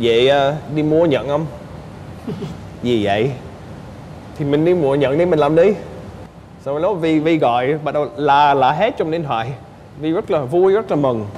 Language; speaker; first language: Vietnamese; non-native, fluent; English